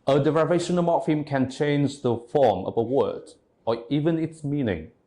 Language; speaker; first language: English; non-native, fluent; Vietnamese